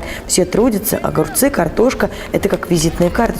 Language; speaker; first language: Russian; native; Russian